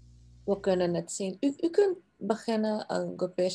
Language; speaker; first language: Dutch; non-native, local second language; Caribbean Hindustani